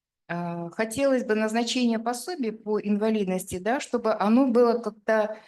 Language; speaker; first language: Russian; native; Russian